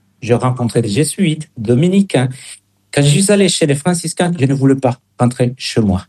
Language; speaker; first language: French; non-native, fluent; Spanish